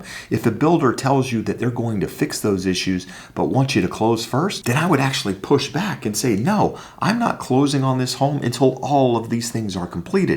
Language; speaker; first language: English; native; English